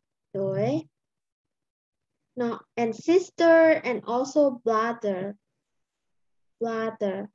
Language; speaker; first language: English; non-native, fluent; Lao